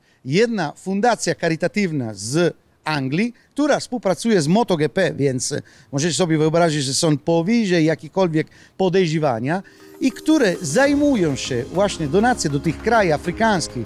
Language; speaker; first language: Polish; non-native, learner; Italian